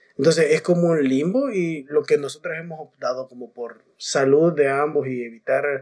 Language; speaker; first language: Spanish; native; Spanish